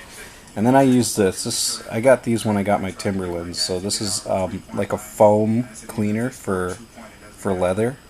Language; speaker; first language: English; native; English